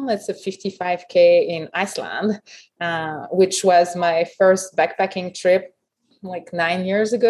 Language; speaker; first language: English; non-native, fluent; French